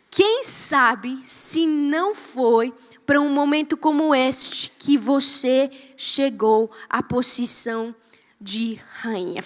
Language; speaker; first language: Portuguese; non-native, fluent; Spanish